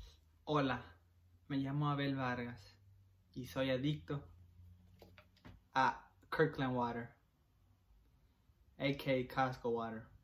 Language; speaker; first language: Spanish; early bilingual, heritage; Spanish